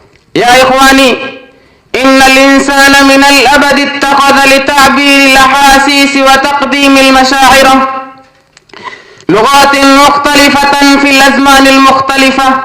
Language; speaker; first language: Arabic; non-native, learner; Urdu